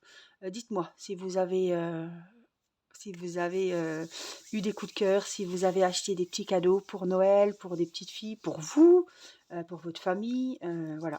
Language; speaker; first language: French; native; French